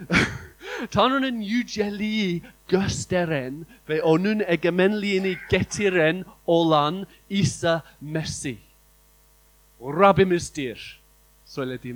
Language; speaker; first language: Turkish; non-native, fluent; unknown